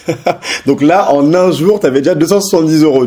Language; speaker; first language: French; native; French